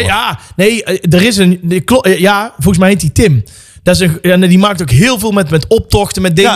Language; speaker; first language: Dutch; native; Dutch